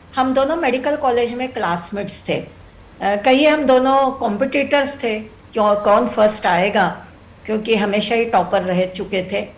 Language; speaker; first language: Hindi; non-native, local second language; Telugu